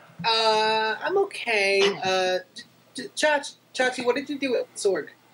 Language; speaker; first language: English; native; English